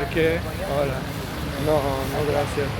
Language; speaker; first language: Spanish; non-native, learner; English